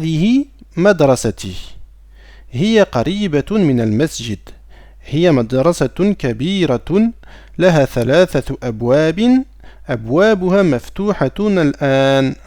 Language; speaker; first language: Arabic; non-native, fluent; French